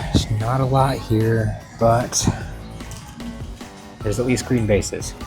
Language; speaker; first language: English; native; English